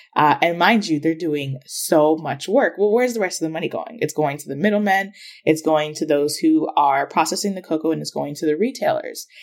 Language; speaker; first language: English; early bilingual, other home language; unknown